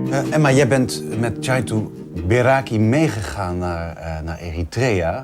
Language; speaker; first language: Dutch; native; Dutch